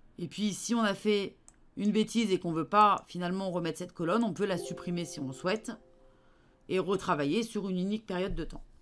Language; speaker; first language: French; native; French